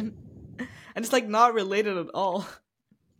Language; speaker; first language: English; non-native, fluent; Icelandic